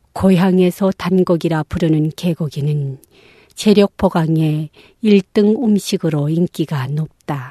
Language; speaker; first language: Korean; non-native, local second language; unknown